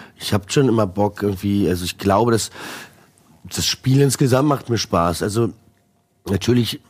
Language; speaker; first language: German; early bilingual, heritage; Croatian